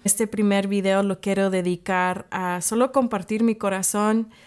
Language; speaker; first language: Spanish; early bilingual, other home language; English